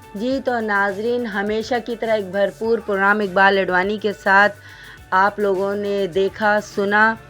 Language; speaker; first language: Urdu; native; Urdu